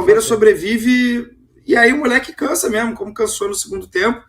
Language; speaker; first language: Portuguese; native; Portuguese